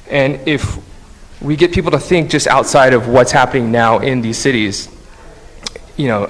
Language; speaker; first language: English; native; English